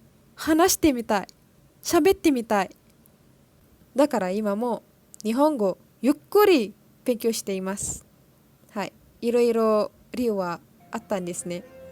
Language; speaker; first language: Japanese; non-native, learner; Malay